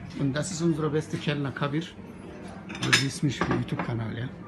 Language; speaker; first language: German; non-native, learner; Turkish